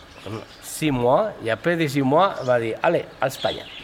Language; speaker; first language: French; non-native, learner; Spanish